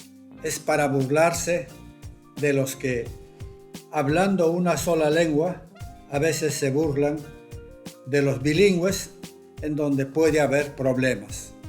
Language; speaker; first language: Spanish; non-native, local second language; Quechua